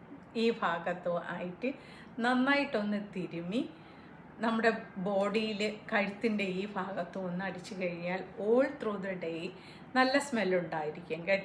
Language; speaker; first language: Malayalam; native; Malayalam